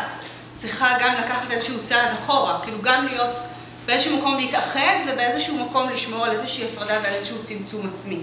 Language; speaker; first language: Hebrew; native; Hebrew